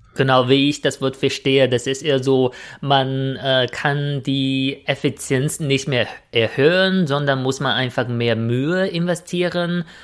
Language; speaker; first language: German; non-native, fluent; Chinese